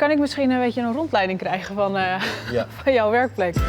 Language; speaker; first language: Dutch; native; Dutch